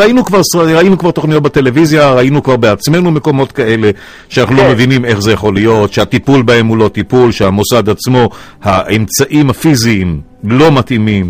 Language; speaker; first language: Hebrew; native; Hebrew